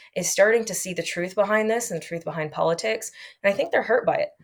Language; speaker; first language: English; native; English